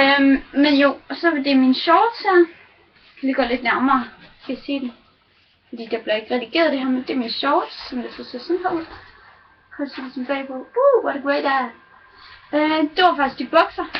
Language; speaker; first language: Danish; native; Danish